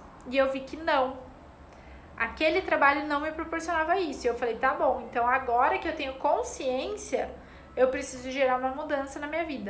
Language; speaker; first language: Portuguese; native; Portuguese